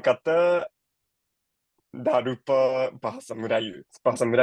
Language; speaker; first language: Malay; non-native, learner; Japanese